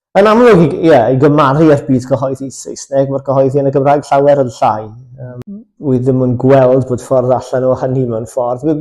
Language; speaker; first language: Welsh; native; Welsh